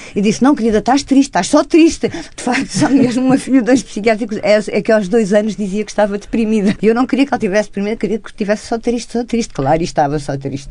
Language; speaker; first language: Portuguese; native; Portuguese